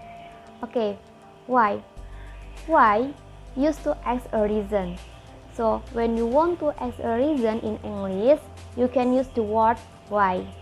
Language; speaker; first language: English; non-native, learner; Indonesian